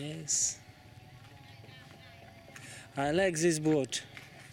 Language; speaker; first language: English; non-native, learner; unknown